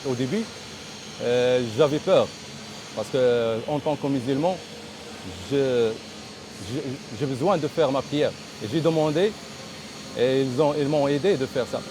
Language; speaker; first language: French; non-native, local second language; Arabic